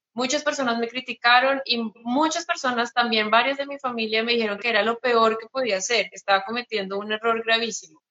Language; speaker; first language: Spanish; native; Spanish